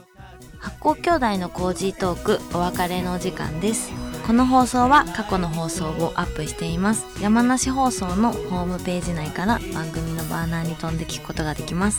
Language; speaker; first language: Japanese; native; Japanese